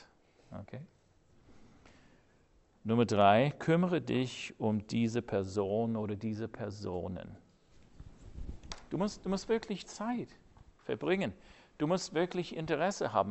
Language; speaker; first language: German; non-native, fluent; English